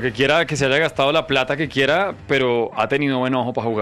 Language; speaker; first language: Spanish; native; Spanish